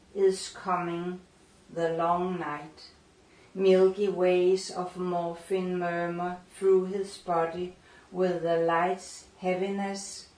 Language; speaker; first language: English; non-native, fluent; Danish